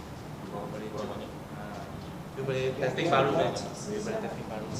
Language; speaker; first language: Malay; non-native, local second language; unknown